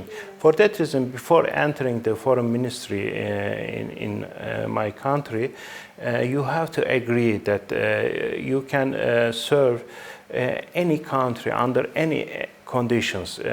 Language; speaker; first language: English; non-native, fluent; Turkish